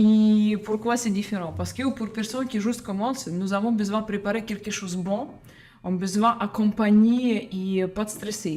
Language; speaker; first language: French; non-native, learner; Ukrainian